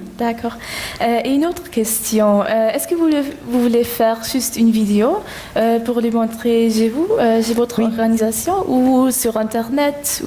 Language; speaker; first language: French; non-native, fluent; German